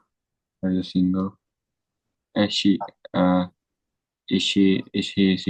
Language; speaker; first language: English; non-native, learner; Indonesian